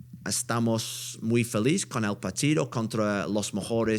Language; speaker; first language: Spanish; non-native, learner; English